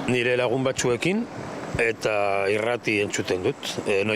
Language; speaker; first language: Basque; non-native, local second language; Spanish